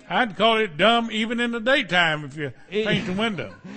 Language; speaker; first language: English; native; English